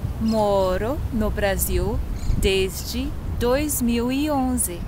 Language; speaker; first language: Portuguese; non-native, fluent; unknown